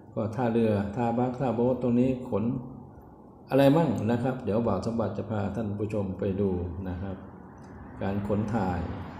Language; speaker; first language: Thai; non-native, local second language; Northeastern Thai